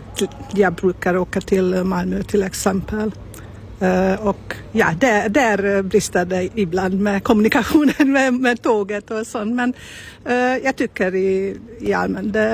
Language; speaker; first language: Swedish; non-native, learner; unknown